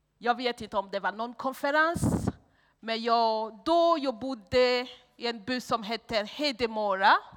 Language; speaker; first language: Swedish; non-native, fluent; Rundi